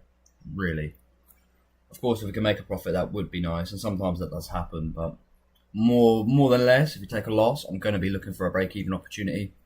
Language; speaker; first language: English; native; English